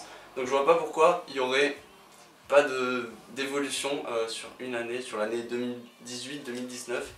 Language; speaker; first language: French; native; French